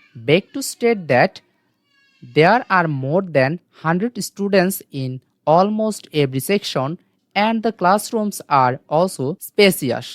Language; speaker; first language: English; non-native, local second language; Bangla